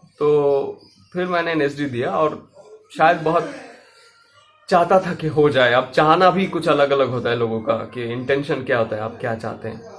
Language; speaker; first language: Hindi; non-native, local second language; Bangla